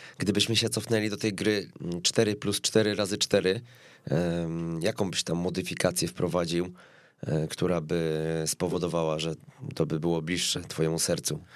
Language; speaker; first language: Polish; native; Polish